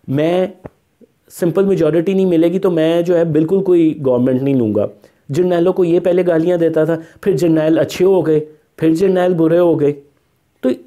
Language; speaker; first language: Urdu; non-native, local second language; Punjabi